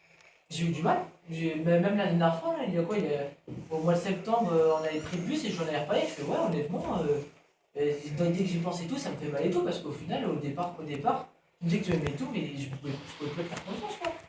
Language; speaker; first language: French; native; French